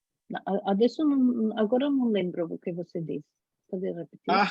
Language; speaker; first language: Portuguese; non-native, fluent; Spanish